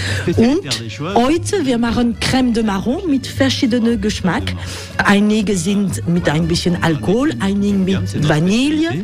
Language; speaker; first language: German; non-native, fluent; French